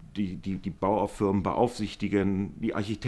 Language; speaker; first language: German; native; German